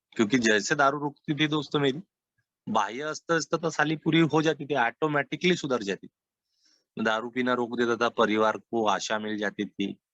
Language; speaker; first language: Hindi; non-native, local second language; Marathi